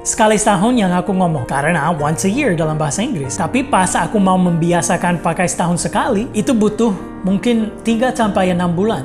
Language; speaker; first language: Indonesian; non-native, fluent; English